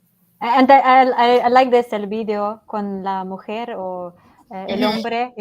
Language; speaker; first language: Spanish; non-native, learner; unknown